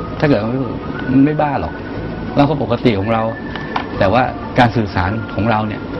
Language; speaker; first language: Thai; native; Thai